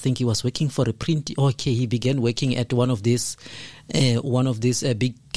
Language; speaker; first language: English; non-native, local second language; Zulu